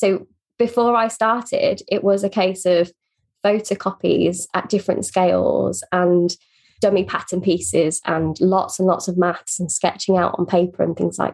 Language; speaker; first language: English; native; English